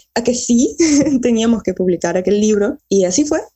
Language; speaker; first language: Spanish; early bilingual, other home language; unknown